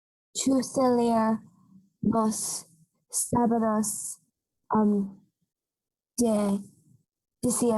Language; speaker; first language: Spanish; non-native, learner; English